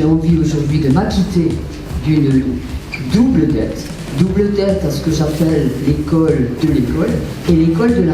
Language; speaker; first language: French; native; French